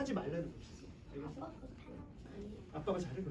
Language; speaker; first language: Korean; native; Korean